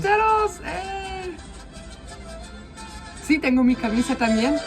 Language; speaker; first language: Spanish; non-native, fluent; German